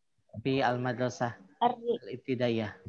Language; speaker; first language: Arabic; non-native, fluent; Indonesian